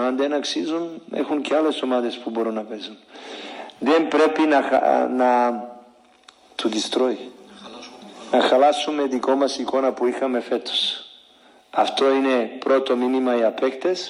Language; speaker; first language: Greek; non-native, fluent; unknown